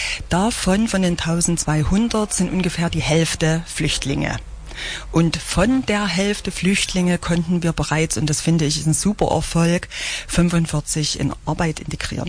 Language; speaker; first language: German; native; German